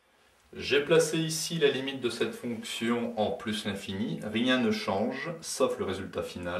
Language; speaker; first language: French; native; French